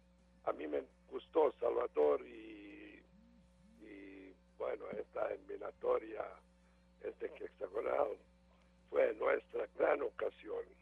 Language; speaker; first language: Spanish; non-native, learner; Serbian